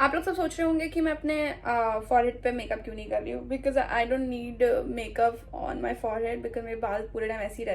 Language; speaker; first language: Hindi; native; Hindi